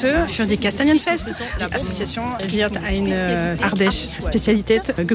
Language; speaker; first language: German; non-native, learner; French